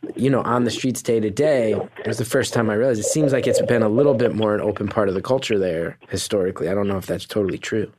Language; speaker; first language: English; native; English